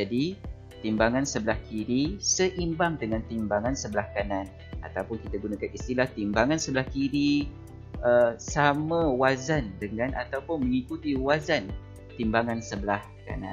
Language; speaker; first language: Malay; native; Malay